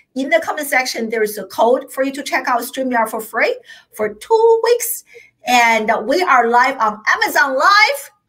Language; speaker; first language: English; non-native, fluent; Chinese